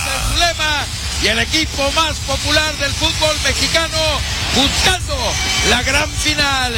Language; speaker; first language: Spanish; native; Spanish